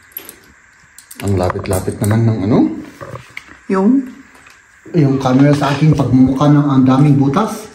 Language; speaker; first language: Filipino; native; Filipino